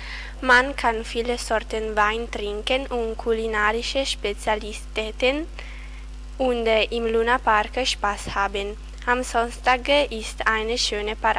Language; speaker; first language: German; non-native, learner; Italian